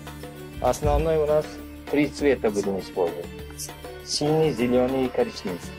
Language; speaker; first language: Russian; non-native, learner; Uzbek